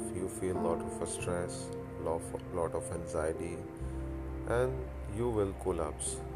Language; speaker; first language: English; non-native, local second language; Urdu